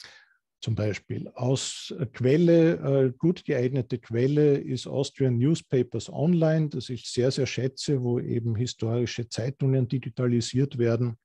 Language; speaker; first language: German; native; German